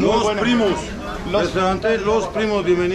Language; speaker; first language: Spanish; native; Spanish